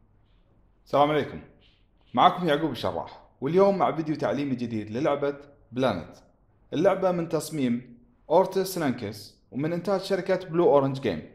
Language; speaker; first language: Arabic; native; Arabic